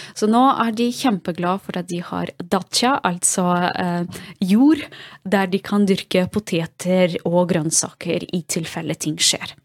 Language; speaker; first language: Norwegian; non-native, fluent; Russian